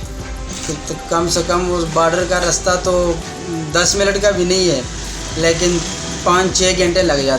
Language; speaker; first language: Hindi; non-native, local second language; Pashto